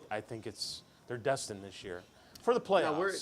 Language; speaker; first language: English; native; English